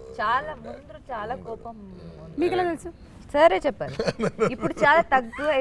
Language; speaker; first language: Telugu; non-native, learner; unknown